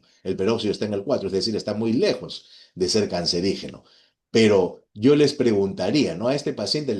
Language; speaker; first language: Spanish; native; Spanish